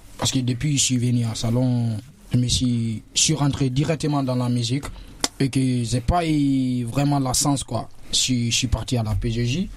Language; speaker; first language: French; non-native, local second language; Susu